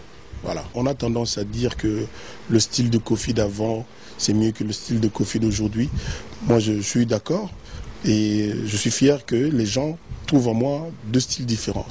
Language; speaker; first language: French; non-native, local second language; Lingala